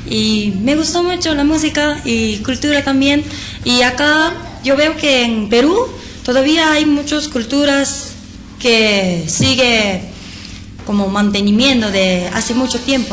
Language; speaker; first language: Spanish; non-native, learner; Japanese